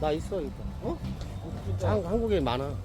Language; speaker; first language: Korean; non-native, learner; Thai